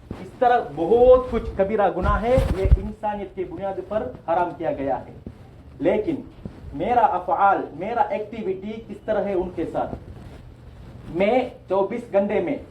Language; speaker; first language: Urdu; non-native, local second language; Tamil